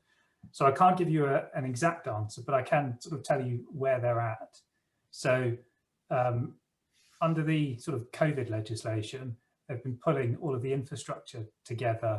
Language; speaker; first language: English; native; English